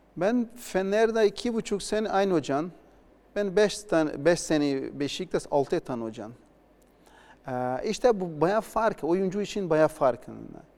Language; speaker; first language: Turkish; non-native, learner; Portuguese